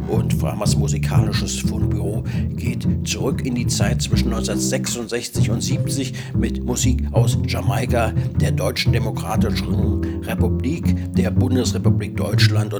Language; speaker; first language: German; native; German